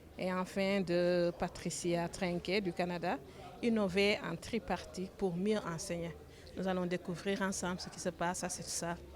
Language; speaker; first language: French; non-native, local second language; Wolof